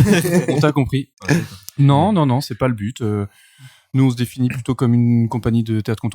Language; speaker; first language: French; native; French